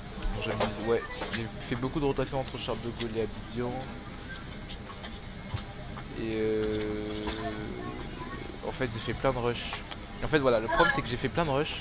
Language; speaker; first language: French; native; French